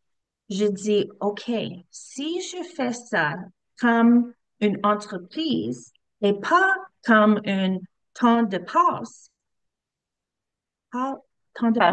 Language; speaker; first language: French; non-native, learner; English